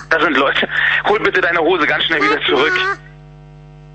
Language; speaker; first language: German; native; German